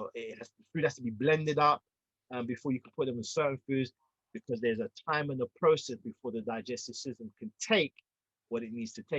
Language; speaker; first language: English; native; English